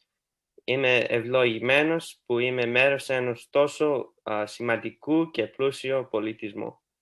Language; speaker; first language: Greek; early bilingual, heritage; Greek